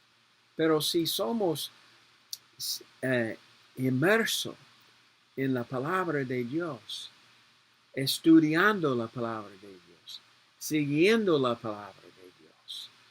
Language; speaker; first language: Spanish; non-native, learner; English